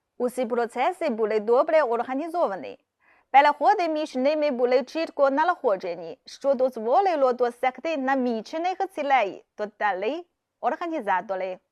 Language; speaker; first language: Ukrainian; non-native, fluent; Chinese